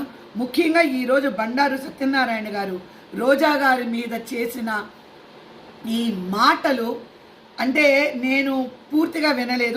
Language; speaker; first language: Telugu; native; Telugu